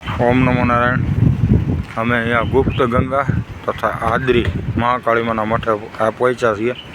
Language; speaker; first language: Gujarati; native; Gujarati